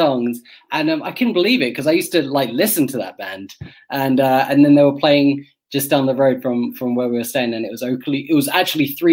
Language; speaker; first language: English; native; English